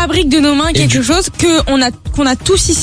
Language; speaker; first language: French; native; French